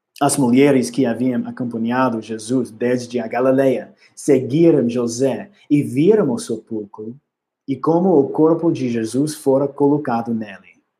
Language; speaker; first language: Portuguese; non-native, learner; English